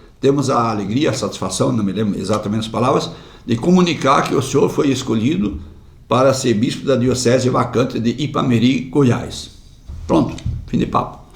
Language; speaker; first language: Portuguese; non-native, local second language; German